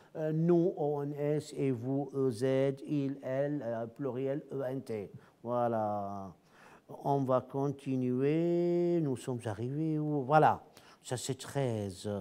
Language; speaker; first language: French; non-native, fluent; Arabic